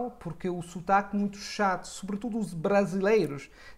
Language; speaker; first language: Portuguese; non-native, learner; Italian